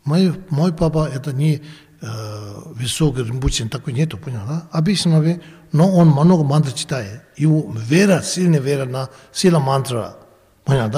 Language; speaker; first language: Russian; non-native, learner; Tibetan